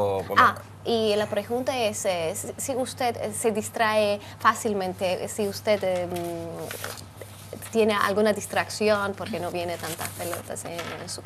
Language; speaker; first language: Spanish; non-native, fluent; Turkish